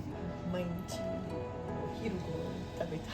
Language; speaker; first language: Japanese; non-native, learner; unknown